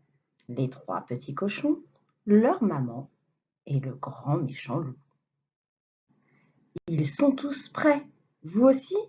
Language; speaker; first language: French; native; French